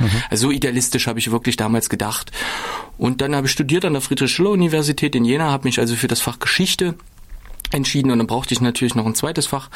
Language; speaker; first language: German; native; German